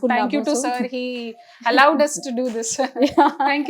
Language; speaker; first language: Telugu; non-native, fluent; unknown